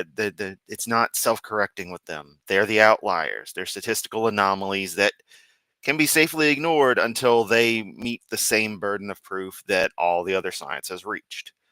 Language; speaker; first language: English; native; English